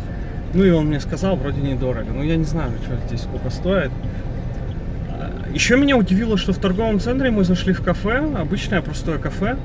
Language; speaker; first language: Russian; native; Russian